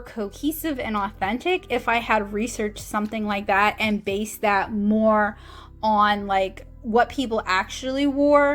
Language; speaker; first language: English; native; English